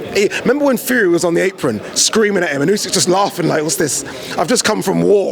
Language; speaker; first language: English; native; English